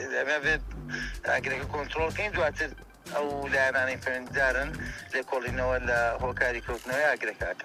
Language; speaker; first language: Central Kurdish; native; Central Kurdish